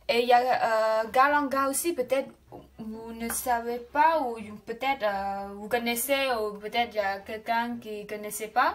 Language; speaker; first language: French; non-native, learner; Khmer